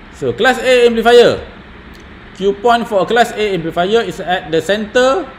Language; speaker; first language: English; non-native, local second language; Malay